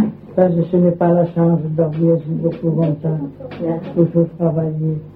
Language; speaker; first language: French; non-native, learner; Vietnamese